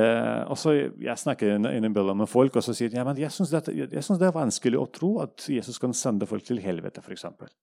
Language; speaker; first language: Norwegian; non-native, fluent; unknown